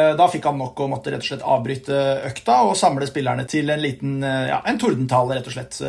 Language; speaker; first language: Norwegian; early bilingual, heritage; Norwegian